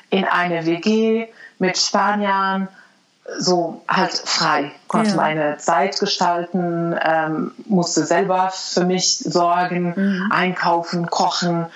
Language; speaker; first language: German; non-native, fluent; Arabic